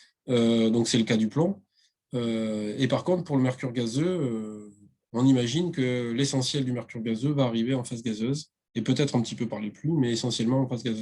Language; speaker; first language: French; native; French